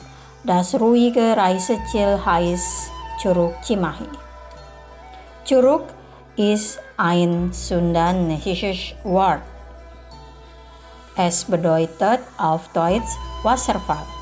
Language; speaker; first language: German; non-native, fluent; Indonesian